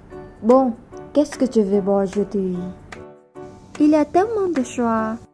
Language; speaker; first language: French; non-native, learner; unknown